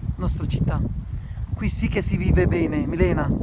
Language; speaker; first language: Italian; non-native, learner; Turkish